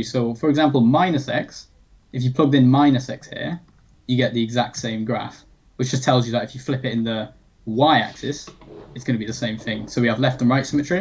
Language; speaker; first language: English; native; English